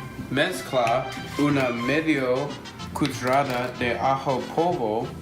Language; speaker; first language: Spanish; non-native, learner; English